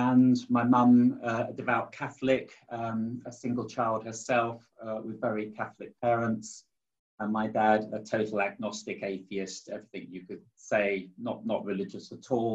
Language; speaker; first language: English; native; English